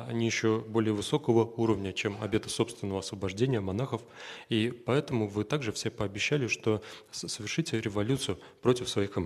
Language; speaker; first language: Russian; native; Russian